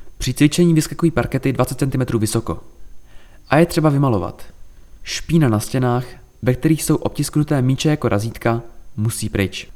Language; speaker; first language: Czech; native; Czech